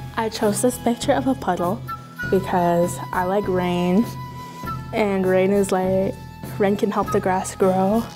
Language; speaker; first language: English; native; English